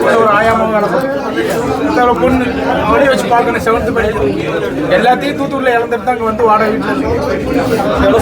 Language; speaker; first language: Tamil; non-native, learner; Malayalam